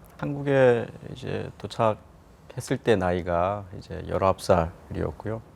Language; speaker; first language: Korean; native; Korean